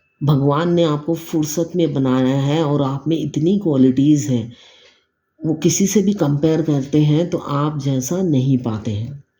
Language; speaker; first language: Hindi; native; Hindi